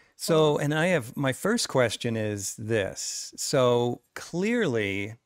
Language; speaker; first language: English; native; English